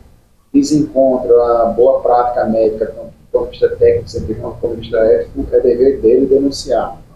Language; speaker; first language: Portuguese; native; Portuguese